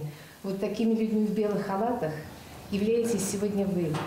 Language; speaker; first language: Russian; native; Russian